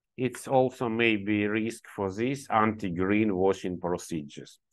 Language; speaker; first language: English; non-native, learner; Ukrainian